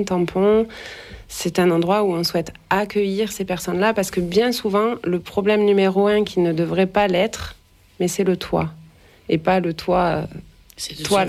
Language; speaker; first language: French; native; French